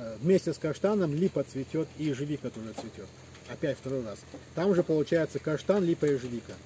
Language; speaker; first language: Russian; non-native, local second language; Adyghe